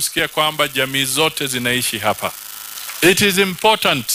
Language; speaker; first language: Swahili; non-native, local second language; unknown